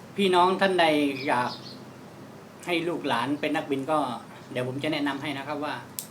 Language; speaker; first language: Thai; non-native, local second language; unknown